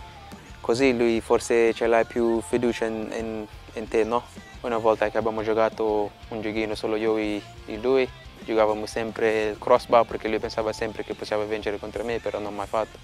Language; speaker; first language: Italian; non-native, fluent; Portuguese